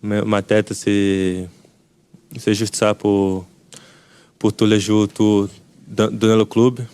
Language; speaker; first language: French; non-native, learner; Portuguese